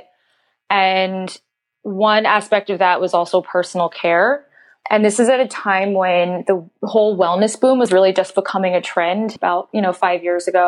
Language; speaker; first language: English; native; English